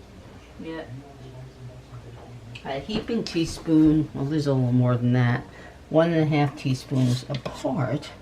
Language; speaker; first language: English; native; English